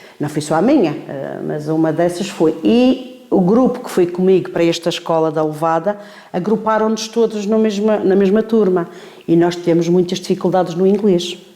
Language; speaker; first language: Portuguese; native; Portuguese